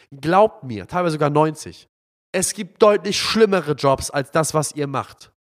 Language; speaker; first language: German; non-native, fluent; Arabic